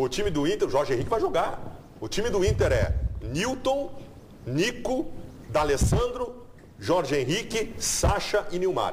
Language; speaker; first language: Portuguese; native; Portuguese